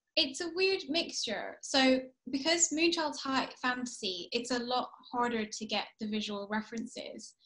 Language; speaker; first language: English; early bilingual, heritage; English